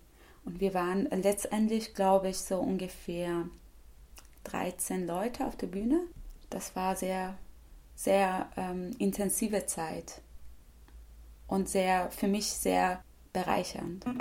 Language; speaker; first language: German; non-native, fluent; Persian